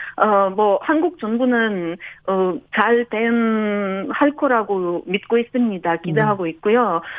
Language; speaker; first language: Korean; non-native, fluent; Ukrainian